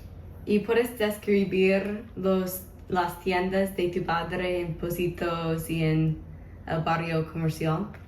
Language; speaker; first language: Spanish; non-native, learner; English